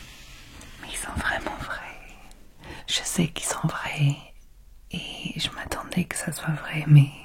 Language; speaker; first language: French; non-native, fluent; English